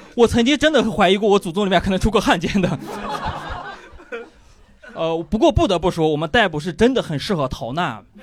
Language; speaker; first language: Chinese; native; Chinese